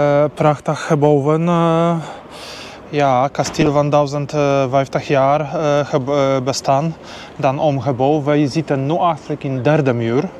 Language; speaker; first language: Dutch; non-native, learner; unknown